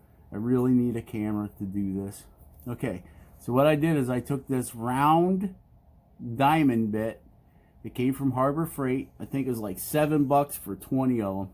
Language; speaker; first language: English; native; English